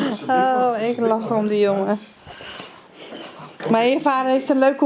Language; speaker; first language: Dutch; native; Dutch